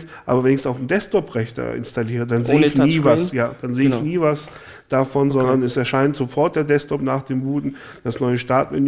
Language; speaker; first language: German; native; German